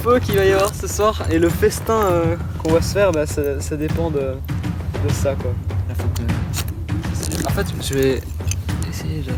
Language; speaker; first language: French; native; French